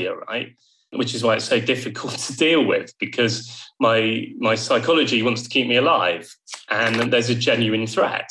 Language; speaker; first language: English; native; English